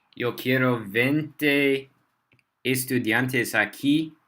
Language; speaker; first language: Spanish; non-native, learner; English